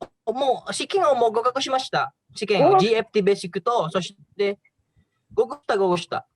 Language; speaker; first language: Japanese; non-native, learner; Indonesian